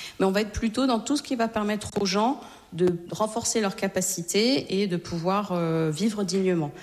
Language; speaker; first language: French; native; French